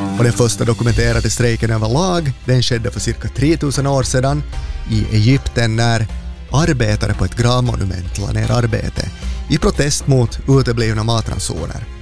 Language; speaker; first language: Swedish; native; Swedish